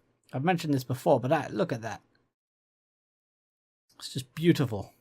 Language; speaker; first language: English; native; English